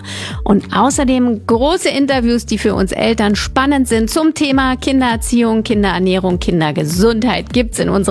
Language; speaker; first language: German; native; German